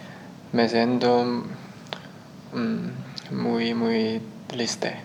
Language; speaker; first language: Spanish; non-native, learner; Chinese